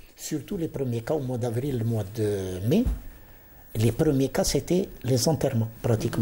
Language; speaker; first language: French; non-native, local second language; Arabic